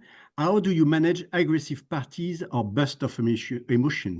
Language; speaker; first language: English; non-native, fluent; French